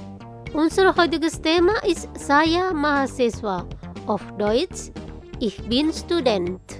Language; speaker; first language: German; non-native, fluent; Indonesian